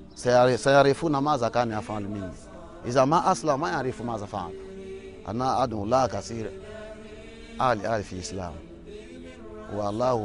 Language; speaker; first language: Arabic; non-native, learner; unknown